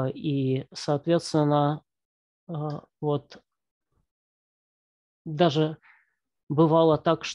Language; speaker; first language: Russian; native; Russian